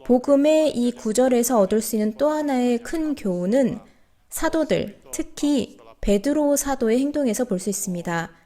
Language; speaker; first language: Korean; native; Korean